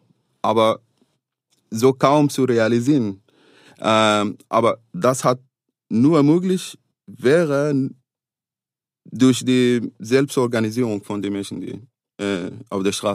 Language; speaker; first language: German; non-native, fluent; Arabic